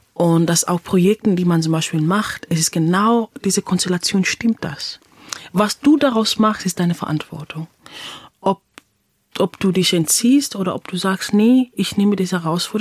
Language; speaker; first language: German; non-native, fluent; English